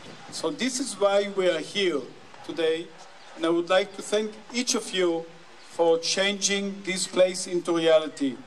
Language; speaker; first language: English; non-native, fluent; Hebrew